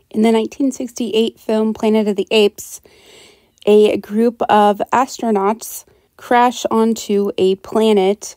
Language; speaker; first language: English; native; English